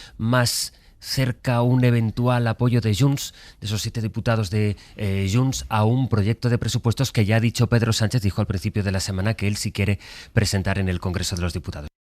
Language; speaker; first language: Spanish; native; Spanish